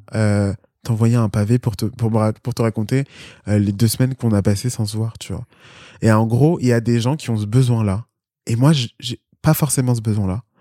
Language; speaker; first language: French; early bilingual, other home language; Spanish